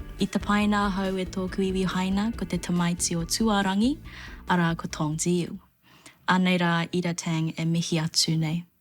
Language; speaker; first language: Māori; non-native, local second language; Chinese